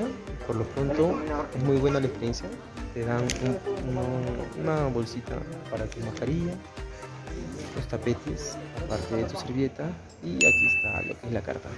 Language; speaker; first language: Spanish; native; Spanish